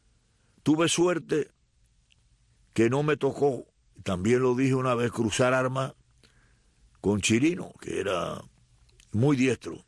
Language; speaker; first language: Spanish; native; Spanish